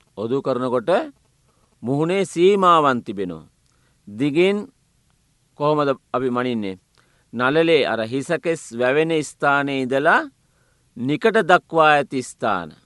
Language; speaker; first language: Sinhala; non-native, local second language; Tamil